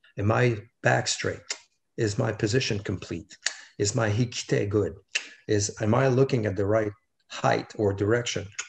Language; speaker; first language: English; non-native, fluent; French